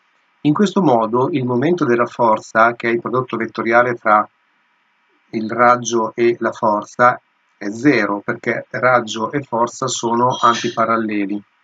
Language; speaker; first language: Italian; native; Italian